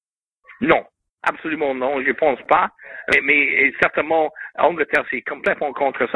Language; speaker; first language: French; non-native, learner; English